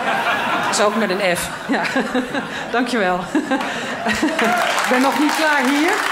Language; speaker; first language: Dutch; native; Dutch